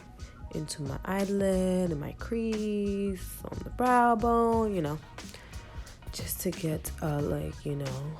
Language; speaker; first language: English; native; English